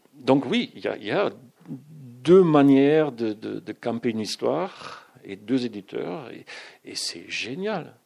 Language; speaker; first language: French; non-native, fluent; German